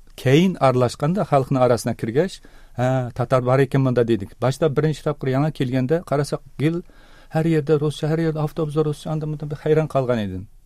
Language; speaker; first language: Tatar; early bilingual, heritage; Tatar